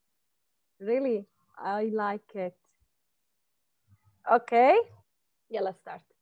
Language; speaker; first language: English; non-native, fluent; Arabic